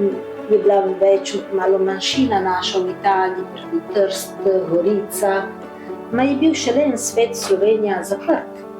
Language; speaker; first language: Slovenian; early bilingual, heritage; Slovenian